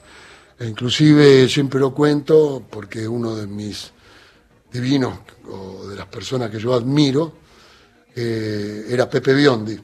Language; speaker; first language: Spanish; native; Spanish